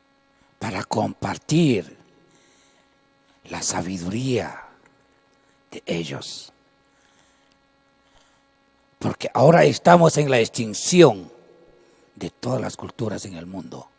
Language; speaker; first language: Spanish; non-native, local second language; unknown